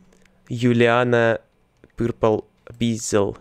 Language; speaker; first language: English; non-native, learner; Russian